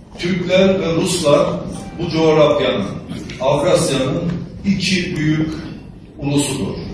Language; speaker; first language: Turkish; native; Turkish